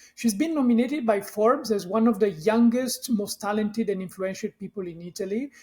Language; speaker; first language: English; non-native, fluent; Italian